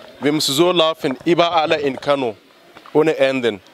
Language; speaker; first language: German; non-native, learner; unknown